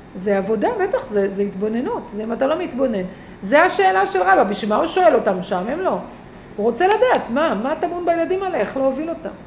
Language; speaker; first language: Hebrew; native; Hebrew